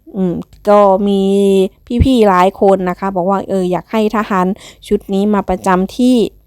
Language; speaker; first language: Thai; non-native, local second language; Northeastern Thai